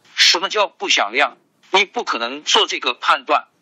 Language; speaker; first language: Chinese; non-native, local second language; Hakka Chinese